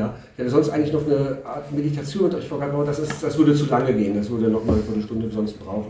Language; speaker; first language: German; native; German